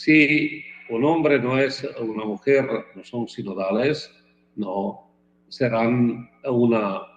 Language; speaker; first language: Spanish; non-native, fluent; Italian